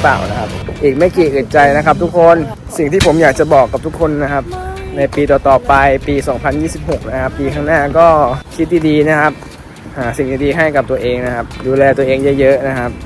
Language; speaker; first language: Thai; native; Thai